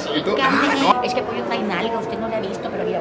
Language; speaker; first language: Spanish; native; Spanish